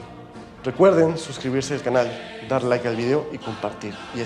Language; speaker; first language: Spanish; native; Spanish